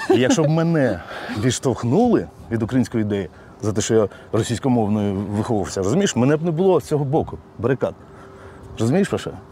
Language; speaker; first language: Ukrainian; non-native, local second language; Russian